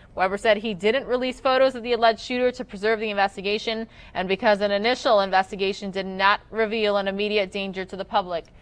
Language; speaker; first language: English; native; English